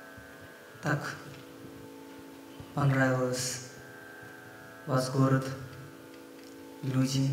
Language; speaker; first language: Russian; non-native, learner; Hindi